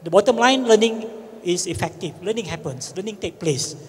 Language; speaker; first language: English; non-native, local second language; Malay